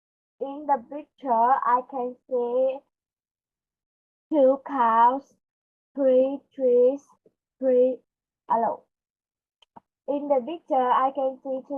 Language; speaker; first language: English; non-native, learner; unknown